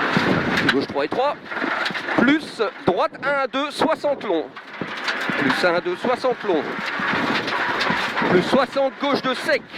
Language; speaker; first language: French; native; French